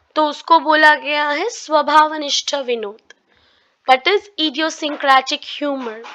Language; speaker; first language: Hindi; non-native, local second language; Marathi